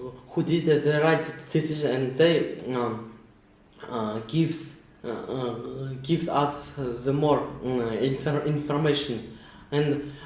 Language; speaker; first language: English; non-native, learner; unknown